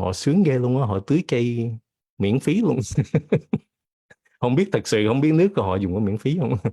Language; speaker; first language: Vietnamese; early bilingual, heritage; Vietnamese